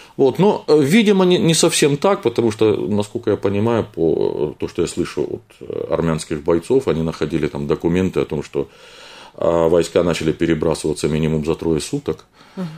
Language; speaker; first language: Russian; native; Russian